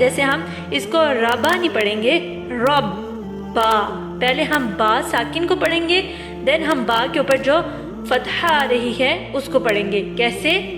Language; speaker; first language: Urdu; non-native, local second language; Punjabi